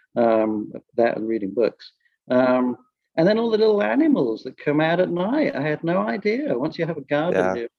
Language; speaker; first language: English; native; English